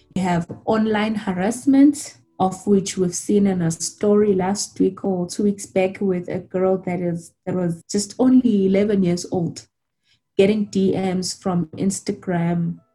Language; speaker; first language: English; non-native, local second language; Zulu